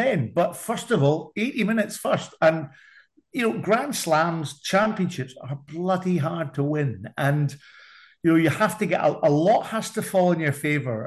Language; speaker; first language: English; native; English